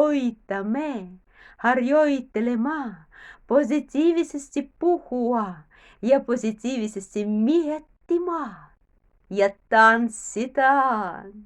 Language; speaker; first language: Finnish; non-native, learner; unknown